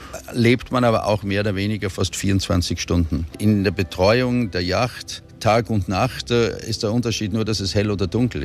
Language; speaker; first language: German; native; German